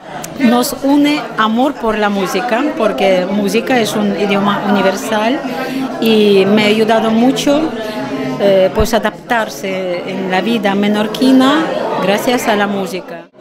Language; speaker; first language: Spanish; non-native, fluent; Russian